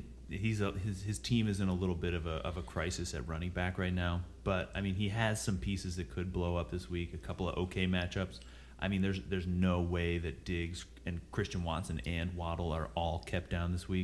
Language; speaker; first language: English; native; English